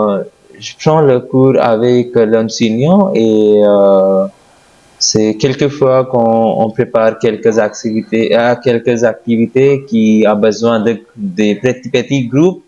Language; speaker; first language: French; non-native, learner; Hindi